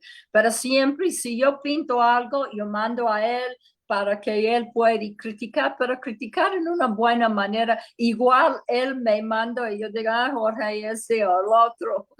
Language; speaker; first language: Spanish; non-native, fluent; English